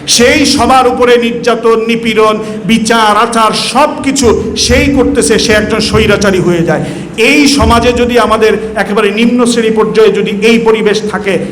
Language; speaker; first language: Bangla; native; Bangla